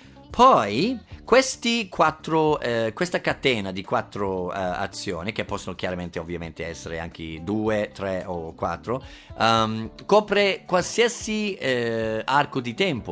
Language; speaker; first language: Italian; non-native, fluent; English